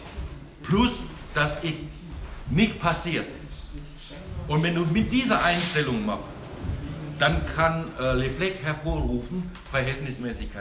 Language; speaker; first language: German; non-native, learner; Thai